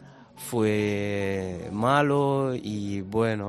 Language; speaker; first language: Spanish; non-native, learner; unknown